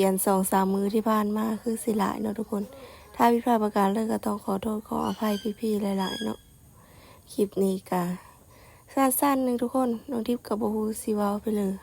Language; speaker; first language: Thai; non-native, local second language; Northeastern Thai